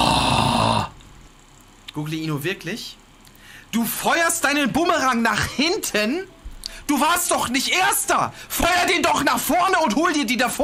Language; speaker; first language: German; native; German